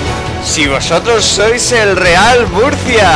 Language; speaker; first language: Spanish; native; Spanish